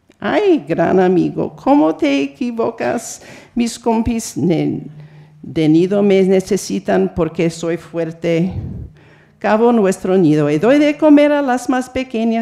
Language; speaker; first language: Spanish; non-native, fluent; English